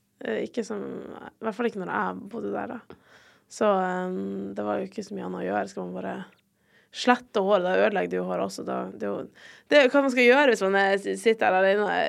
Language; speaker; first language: Norwegian; native; Norwegian